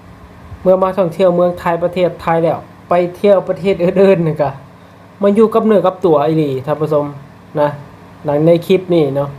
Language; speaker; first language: Thai; non-native, local second language; Lao